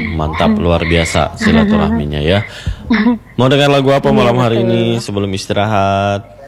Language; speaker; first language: Indonesian; native; Indonesian